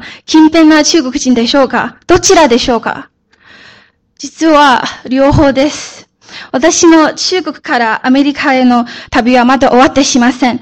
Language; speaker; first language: Japanese; early bilingual, other home language; Chinese